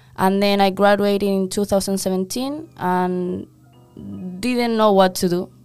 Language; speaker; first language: English; non-native, fluent; Spanish